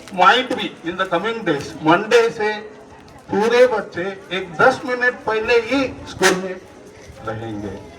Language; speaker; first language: Hindi; non-native, local second language; Kannada